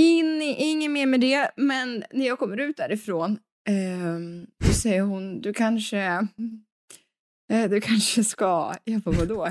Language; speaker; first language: Swedish; native; Swedish